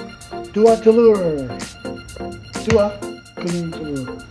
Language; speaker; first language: Indonesian; non-native, learner; English